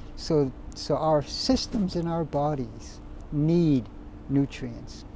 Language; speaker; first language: English; native; English